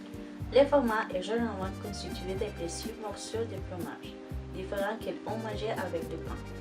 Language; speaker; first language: French; non-native, learner; Spanish